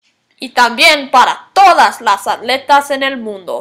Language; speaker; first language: Spanish; non-native, learner; English